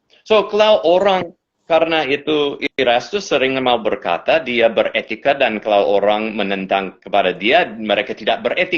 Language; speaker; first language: Indonesian; non-native, fluent; English